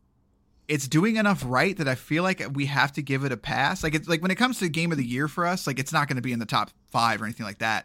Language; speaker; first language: English; native; English